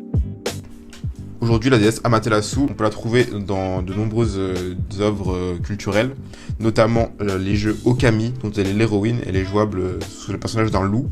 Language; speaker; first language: French; native; French